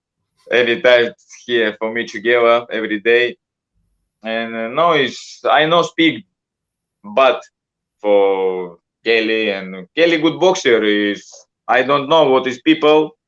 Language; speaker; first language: English; non-native, learner; Russian